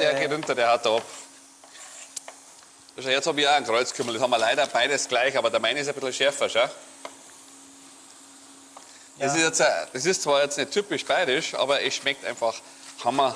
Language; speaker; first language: German; native; German